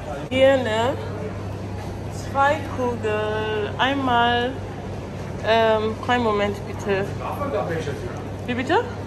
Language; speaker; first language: German; non-native, learner; Igbo